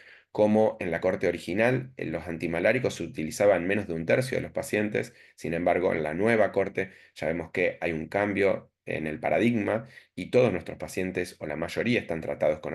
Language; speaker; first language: Spanish; native; Spanish